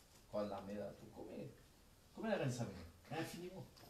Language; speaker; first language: French; non-native, local second language; Morisyen